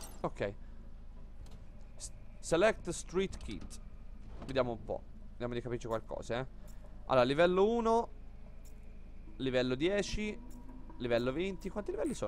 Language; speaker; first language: Italian; native; Italian